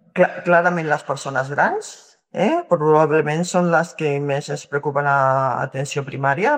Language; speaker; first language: Catalan; non-native, local second language; Spanish